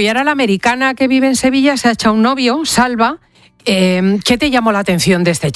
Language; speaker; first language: Spanish; native; Spanish